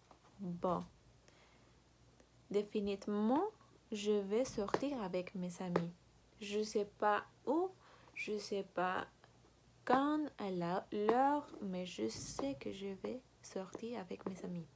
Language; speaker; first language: French; non-native, learner; Spanish